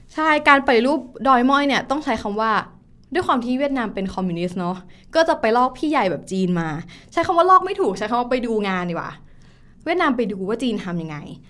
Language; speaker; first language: Thai; native; Thai